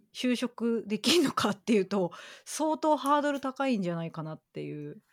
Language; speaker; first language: Japanese; native; Japanese